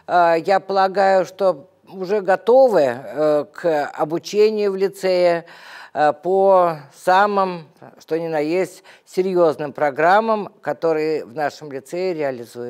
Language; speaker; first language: Russian; native; Russian